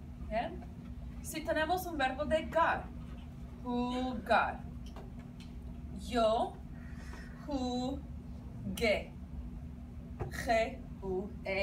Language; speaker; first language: Spanish; non-native, fluent; English